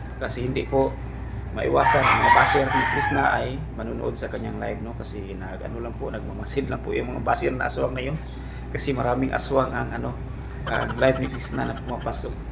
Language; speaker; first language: Filipino; non-native, local second language; Cebuano